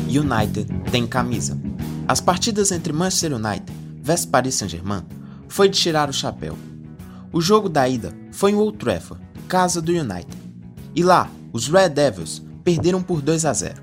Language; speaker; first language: Portuguese; native; Portuguese